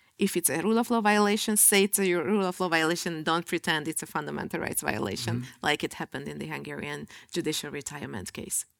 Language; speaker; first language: English; non-native, fluent; Hungarian